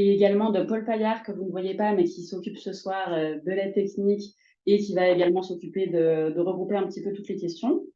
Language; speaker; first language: French; native; French